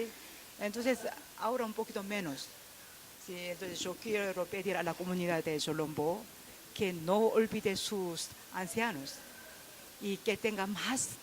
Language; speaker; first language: Spanish; non-native, fluent; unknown